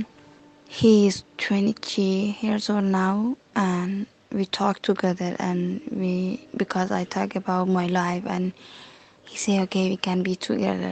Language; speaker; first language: English; non-native, learner; Persian